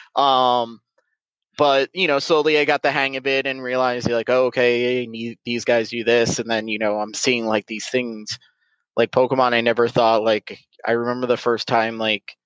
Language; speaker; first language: English; native; English